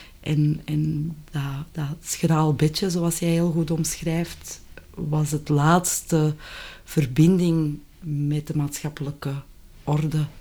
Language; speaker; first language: Dutch; native; Dutch